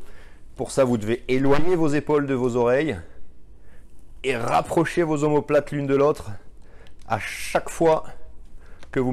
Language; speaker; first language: French; native; French